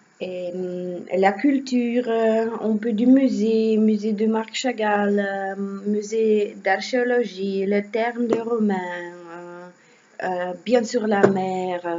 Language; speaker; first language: French; non-native, learner; Russian